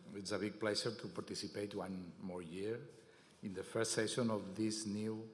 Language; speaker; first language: English; non-native, fluent; Catalan